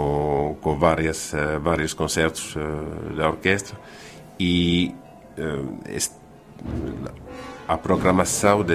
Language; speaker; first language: Portuguese; non-native, fluent; Finnish